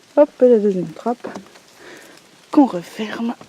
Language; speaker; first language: French; native; French